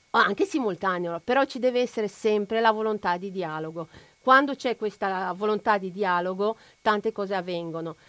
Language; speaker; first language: Italian; non-native, fluent; Romanian